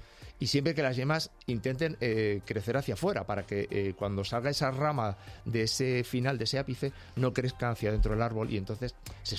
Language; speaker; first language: Spanish; native; Spanish